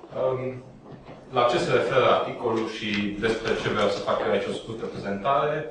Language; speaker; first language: Romanian; non-native, local second language; Hungarian